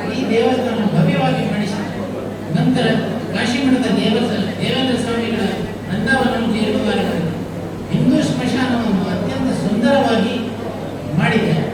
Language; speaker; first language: Kannada; native; Kannada